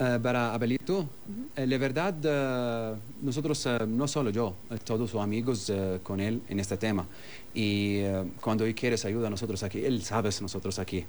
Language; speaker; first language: Spanish; non-native, learner; Arabic